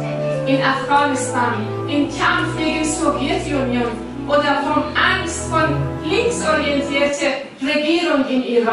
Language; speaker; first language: German; non-native, fluent; Persian